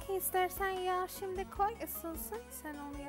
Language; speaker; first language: Turkish; non-native, learner; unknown